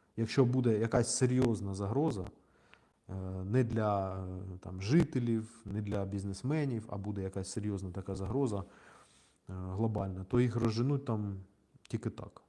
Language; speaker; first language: Ukrainian; non-native, local second language; Russian